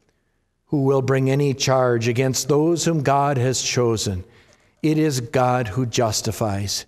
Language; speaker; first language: English; native; English